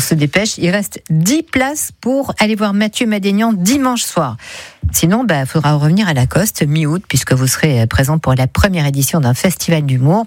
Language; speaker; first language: French; native; French